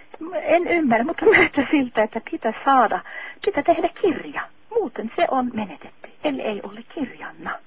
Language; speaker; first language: Finnish; non-native, fluent; Norwegian